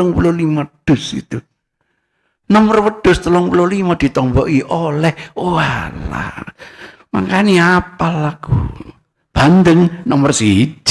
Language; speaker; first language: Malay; non-native, local second language; Javanese